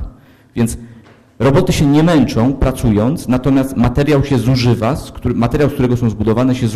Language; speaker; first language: Polish; native; Polish